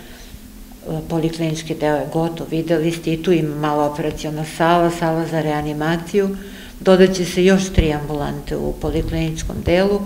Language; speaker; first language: Serbian; native; Serbian